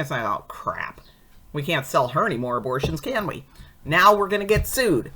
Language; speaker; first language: English; native; English